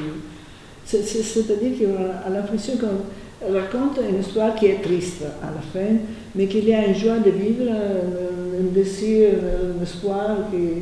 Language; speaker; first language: French; non-native, fluent; Italian